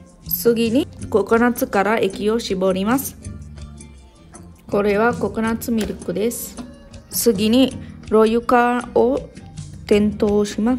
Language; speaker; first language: Japanese; non-native, learner; Sinhala